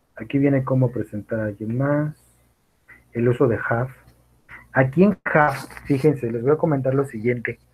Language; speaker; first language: English; non-native, learner; Spanish